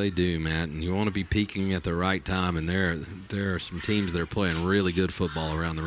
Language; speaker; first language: English; native; English